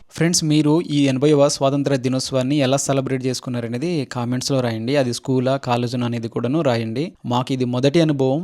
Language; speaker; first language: Telugu; non-native, local second language; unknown